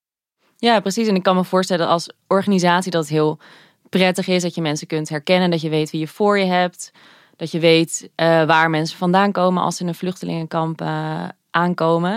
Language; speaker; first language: Dutch; native; Dutch